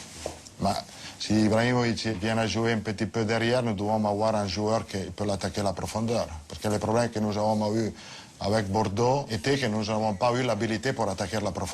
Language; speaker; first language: French; non-native, fluent; Italian